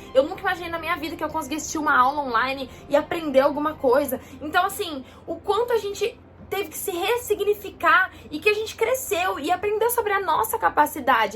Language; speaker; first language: Portuguese; native; Portuguese